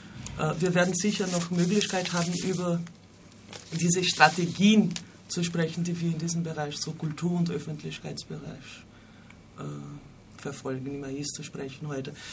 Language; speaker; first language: German; non-native, fluent; Portuguese